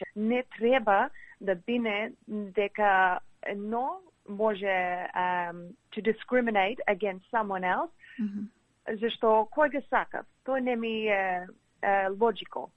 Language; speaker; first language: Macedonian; early bilingual, heritage; English